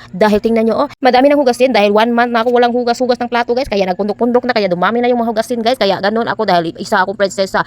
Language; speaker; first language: Filipino; non-native, local second language; Cebuano